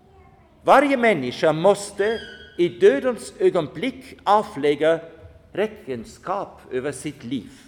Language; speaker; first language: Swedish; non-native, fluent; German